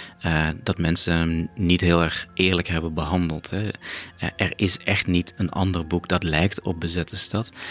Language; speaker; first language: Dutch; native; Dutch